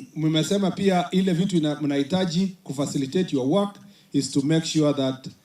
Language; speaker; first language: English; non-native, local second language; Swahili